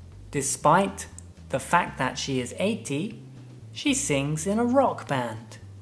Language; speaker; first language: English; native; English